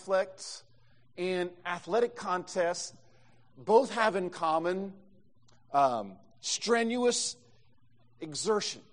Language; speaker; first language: English; native; English